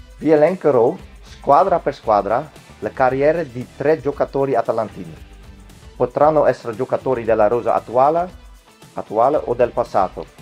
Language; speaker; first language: Italian; non-native, fluent; Dutch